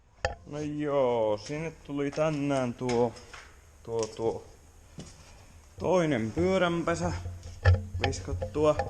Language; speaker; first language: Finnish; native; Finnish